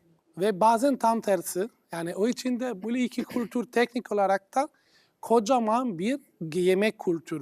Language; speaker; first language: Turkish; non-native, fluent; Italian